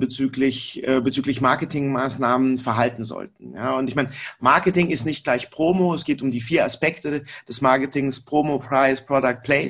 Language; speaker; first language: German; native; German